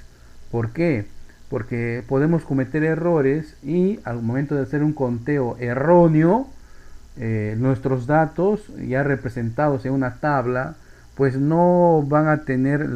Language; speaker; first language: Spanish; native; Spanish